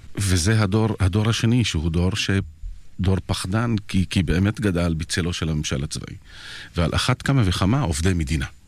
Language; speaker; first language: Hebrew; non-native, local second language; Arabic